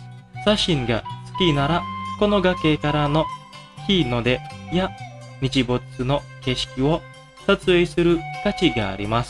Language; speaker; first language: Japanese; non-native, fluent; Indonesian